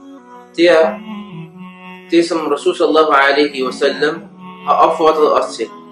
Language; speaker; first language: Danish; early bilingual, other home language; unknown